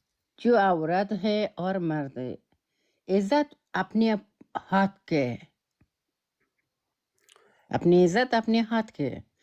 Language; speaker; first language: Hindi; non-native, learner; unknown